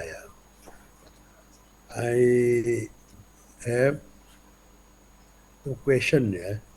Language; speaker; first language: English; non-native, learner; Indonesian